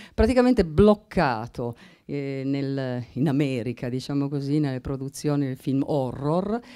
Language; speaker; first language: Italian; native; Italian